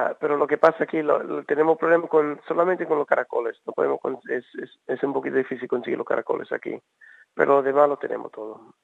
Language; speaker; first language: Spanish; early bilingual, heritage; Spanish